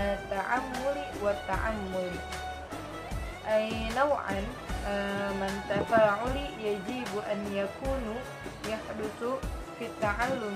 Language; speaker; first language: Arabic; non-native, learner; Indonesian